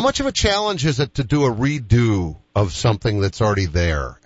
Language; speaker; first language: English; native; English